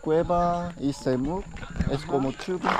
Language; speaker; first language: Spanish; non-native, learner; Korean